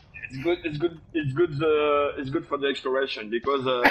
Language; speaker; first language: English; non-native, learner; French